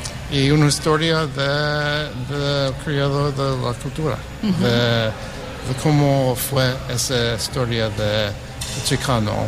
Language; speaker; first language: Spanish; early bilingual, heritage; English